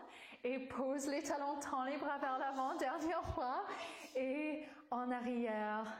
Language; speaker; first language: French; non-native, fluent; English